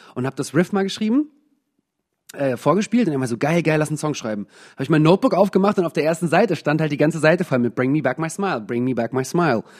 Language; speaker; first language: German; native; German